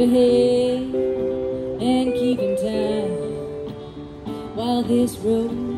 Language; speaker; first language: English; native; English